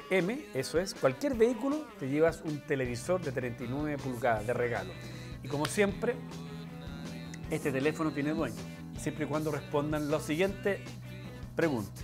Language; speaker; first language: Spanish; native; Spanish